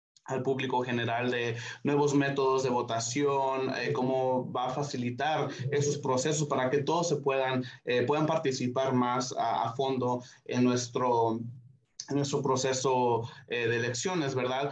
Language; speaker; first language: Spanish; early bilingual, heritage; Spanish